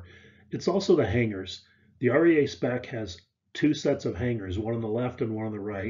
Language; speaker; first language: English; native; English